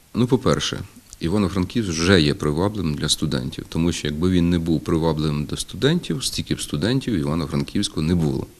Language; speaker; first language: Ukrainian; native; Ukrainian